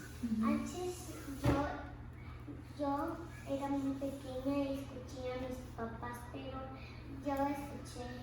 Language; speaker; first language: Spanish; early bilingual, heritage; Spanish